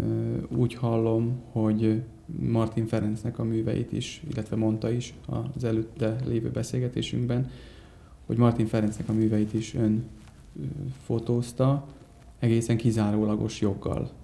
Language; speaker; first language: Hungarian; native; Hungarian